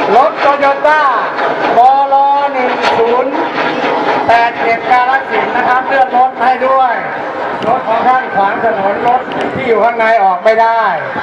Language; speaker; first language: Thai; native; Thai